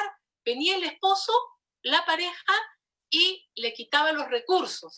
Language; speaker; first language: Spanish; native; Spanish